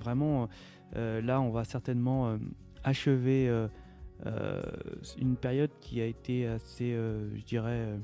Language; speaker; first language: French; native; French